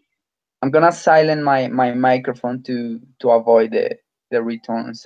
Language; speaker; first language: English; non-native, fluent; Spanish